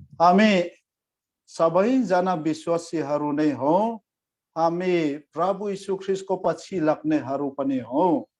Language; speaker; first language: Nepali; non-native, fluent; Mizo